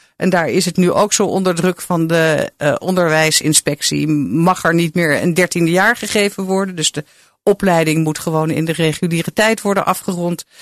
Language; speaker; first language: Dutch; native; Dutch